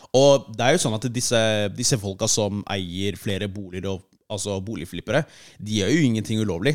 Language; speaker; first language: Norwegian; early bilingual, other home language; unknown